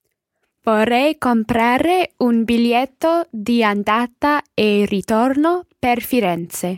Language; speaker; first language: Italian; non-native, learner; English